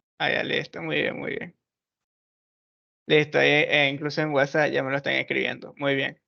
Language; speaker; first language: Spanish; native; Spanish